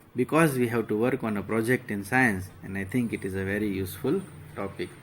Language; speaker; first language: English; non-native, local second language; Gujarati